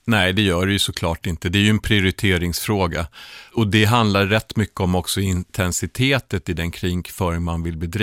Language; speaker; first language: Swedish; native; Swedish